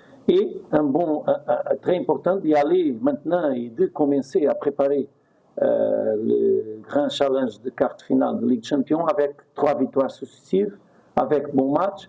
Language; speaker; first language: French; non-native, fluent; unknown